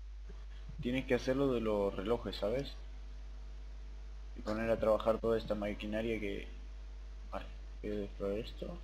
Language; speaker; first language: Spanish; native; Spanish